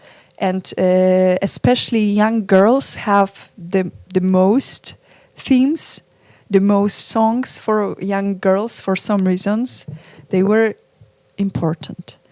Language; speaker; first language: English; non-native, fluent; Polish